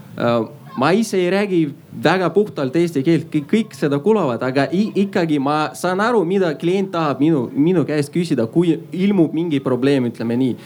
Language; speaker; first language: Estonian; non-native, local second language; Russian